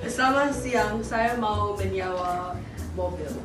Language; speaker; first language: Indonesian; non-native, learner; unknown